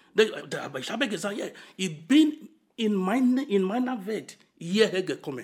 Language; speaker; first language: German; non-native, fluent; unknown